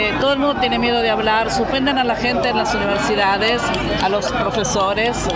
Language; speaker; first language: Spanish; early bilingual, heritage; Spanish